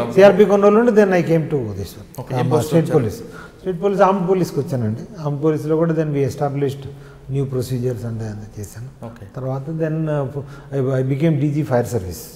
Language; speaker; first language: Telugu; native; Telugu